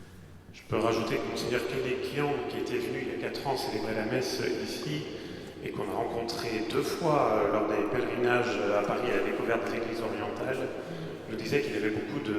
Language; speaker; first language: French; native; French